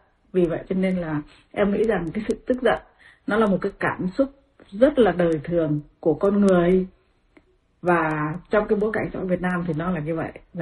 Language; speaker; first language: Vietnamese; native; Vietnamese